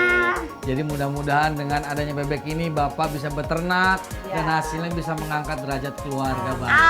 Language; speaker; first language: Indonesian; native; Indonesian